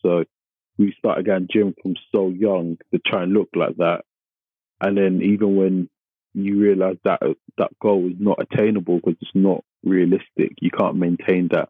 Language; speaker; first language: English; native; English